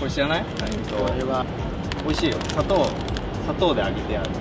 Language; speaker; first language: Vietnamese; non-native, learner; Japanese